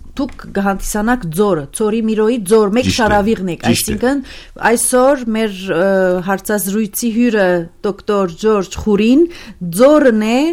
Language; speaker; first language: Armenian; early bilingual, heritage; Armenian